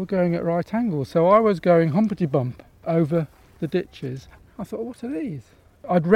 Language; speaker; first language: English; native; English